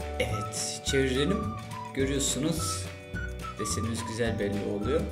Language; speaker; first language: Turkish; early bilingual, heritage; Turkish